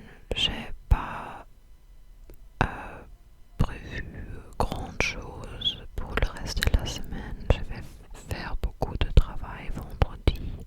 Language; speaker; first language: French; non-native, fluent; English